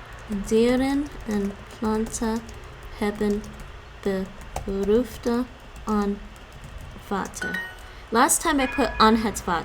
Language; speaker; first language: Dutch; non-native, learner; English